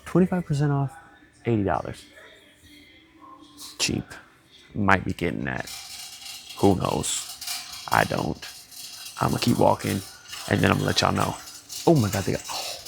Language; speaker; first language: English; native; English